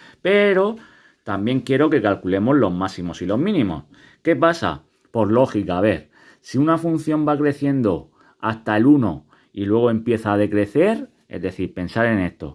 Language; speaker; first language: Spanish; native; Spanish